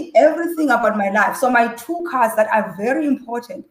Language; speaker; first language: English; non-native, local second language; Xhosa